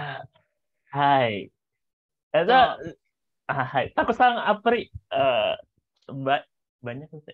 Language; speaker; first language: Japanese; non-native, learner; Indonesian